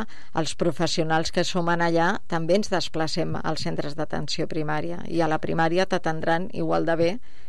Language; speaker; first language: Catalan; native; Catalan